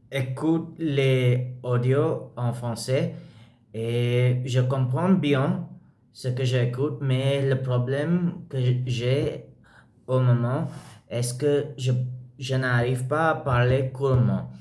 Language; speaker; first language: French; non-native, learner; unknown